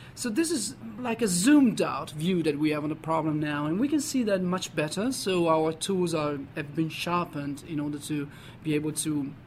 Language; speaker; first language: English; non-native, fluent; Italian